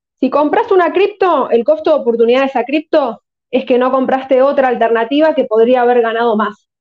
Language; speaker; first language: Spanish; native; Spanish